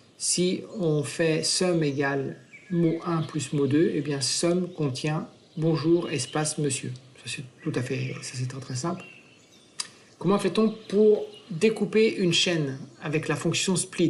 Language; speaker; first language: French; native; French